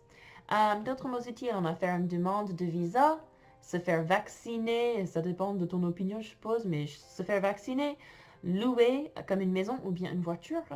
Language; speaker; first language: French; non-native, fluent; English